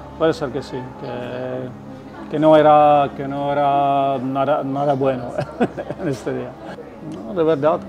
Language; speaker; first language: Spanish; non-native, fluent; Czech